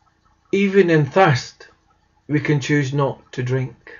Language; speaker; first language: English; native; English